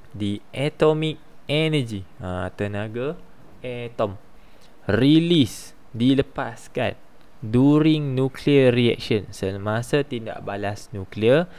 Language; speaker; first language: English; non-native, local second language; Malay